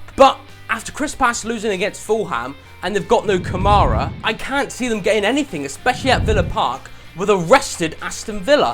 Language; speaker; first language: English; native; English